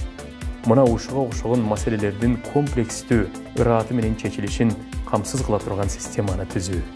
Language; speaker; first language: Kyrgyz; native; Kyrgyz